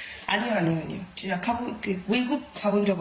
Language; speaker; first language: Korean; non-native, learner; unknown